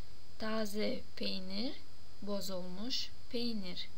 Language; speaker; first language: Turkish; non-native, fluent; Russian